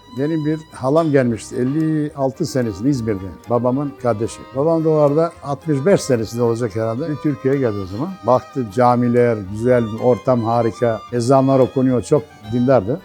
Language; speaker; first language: Turkish; non-native, fluent; Bosnian